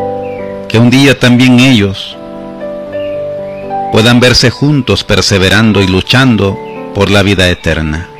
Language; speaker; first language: Spanish; native; Spanish